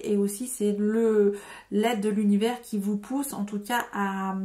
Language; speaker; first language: French; native; French